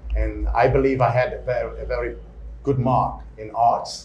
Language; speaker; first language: English; non-native, fluent; Portuguese